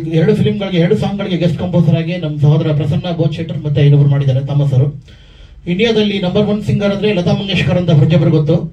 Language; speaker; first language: Kannada; native; Kannada